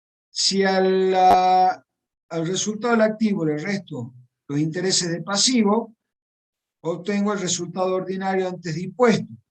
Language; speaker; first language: Spanish; native; Spanish